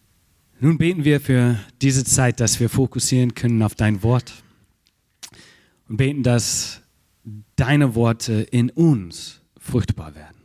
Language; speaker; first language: German; non-native, fluent; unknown